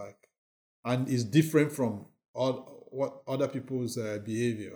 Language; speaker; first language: English; non-native, local second language; Igbo